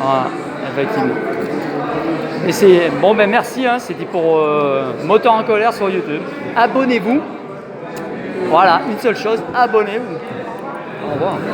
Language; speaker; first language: French; native; French